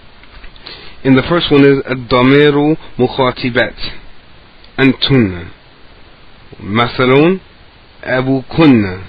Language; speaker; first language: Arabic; non-native, fluent; English